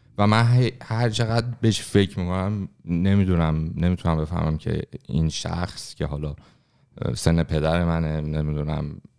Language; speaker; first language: Persian; native; Persian